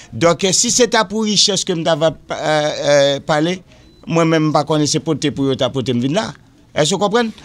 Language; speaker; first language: French; non-native, local second language; Haitian Creole